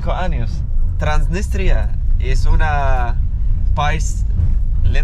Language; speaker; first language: Spanish; non-native, learner; Arabic